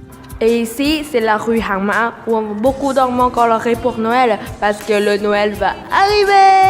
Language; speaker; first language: French; non-native, learner; Vietnamese